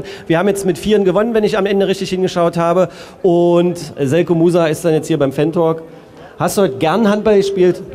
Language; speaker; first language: German; native; German